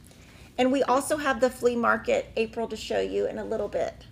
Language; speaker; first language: English; native; English